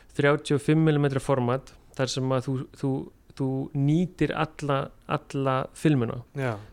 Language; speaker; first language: Icelandic; native; Icelandic